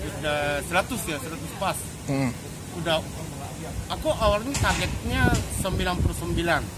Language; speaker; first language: Indonesian; non-native, fluent; Japanese